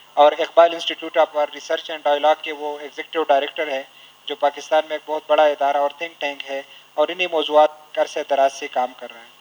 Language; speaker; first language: Urdu; non-native, local second language; Pashto